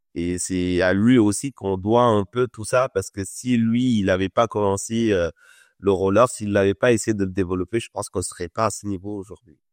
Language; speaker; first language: French; non-native, local second language; Wolof